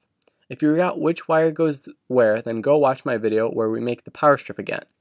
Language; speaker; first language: English; native; English